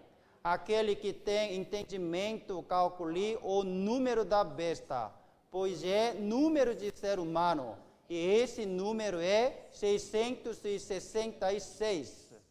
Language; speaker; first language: Portuguese; non-native, learner; Korean